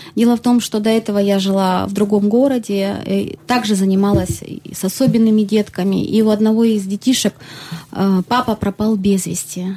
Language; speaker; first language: Russian; native; Russian